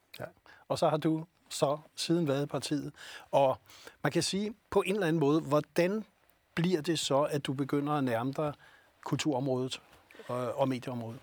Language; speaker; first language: Danish; native; Danish